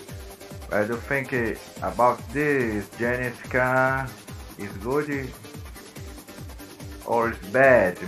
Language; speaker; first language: English; non-native, learner; Portuguese